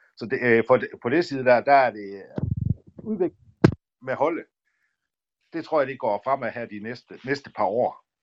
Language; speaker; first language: Danish; native; Danish